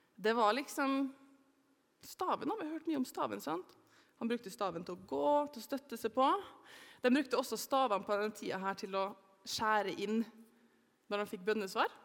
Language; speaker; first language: Norwegian; native; Norwegian